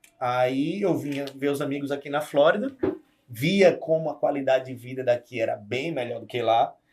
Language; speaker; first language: Portuguese; native; Portuguese